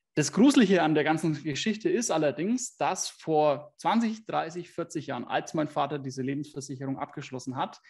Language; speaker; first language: German; native; German